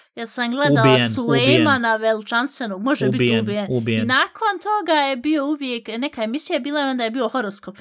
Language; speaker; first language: Bosnian; early bilingual, heritage; Bosnian